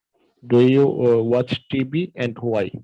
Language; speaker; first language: English; non-native, learner; Bangla